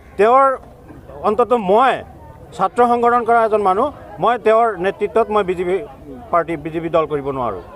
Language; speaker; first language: Assamese; non-native, local second language; Bangla